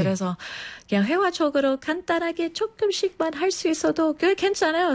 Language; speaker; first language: Korean; non-native, fluent; English